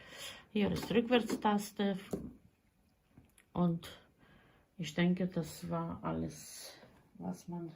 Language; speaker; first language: German; non-native, fluent; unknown